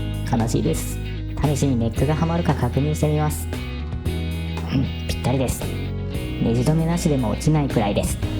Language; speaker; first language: Japanese; native; Japanese